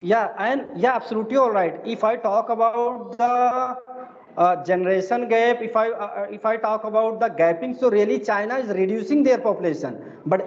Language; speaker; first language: English; non-native, fluent; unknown